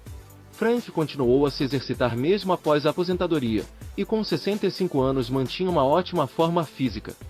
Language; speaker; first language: Portuguese; native; Portuguese